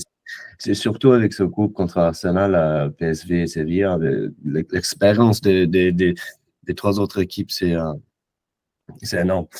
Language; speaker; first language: French; non-native, fluent; English